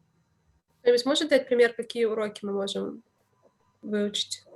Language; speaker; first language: Russian; native; Russian